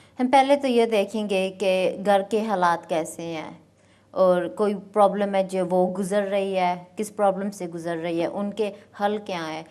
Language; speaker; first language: Urdu; early bilingual, heritage; Urdu